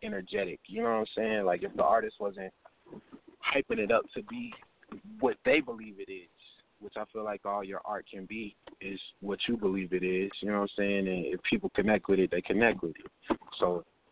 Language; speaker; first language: English; native; English